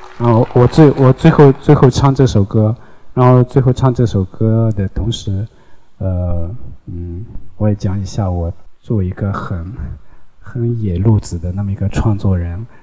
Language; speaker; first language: Chinese; non-native, local second language; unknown